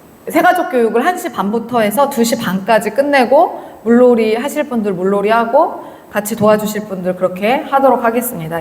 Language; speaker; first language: Korean; native; Korean